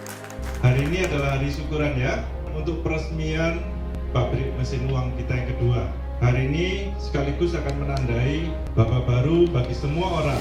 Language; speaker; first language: Indonesian; native; Indonesian